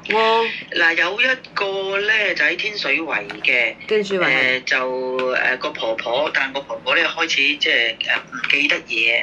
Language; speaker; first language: Cantonese; native; Cantonese